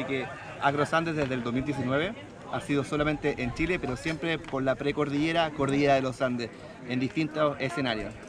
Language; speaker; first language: Spanish; native; Spanish